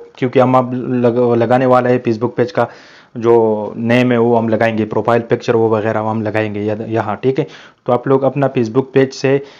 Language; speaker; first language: Urdu; non-native, local second language; Pashto